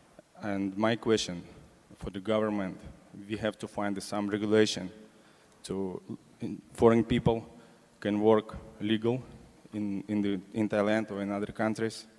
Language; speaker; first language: English; non-native, learner; Russian